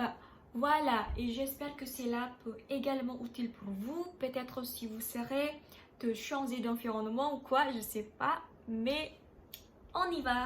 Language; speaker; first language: French; non-native, learner; Indonesian